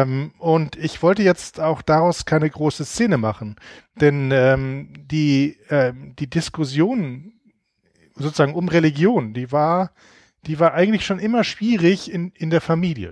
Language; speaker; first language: German; native; German